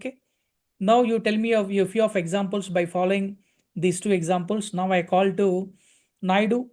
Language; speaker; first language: English; non-native, local second language; Telugu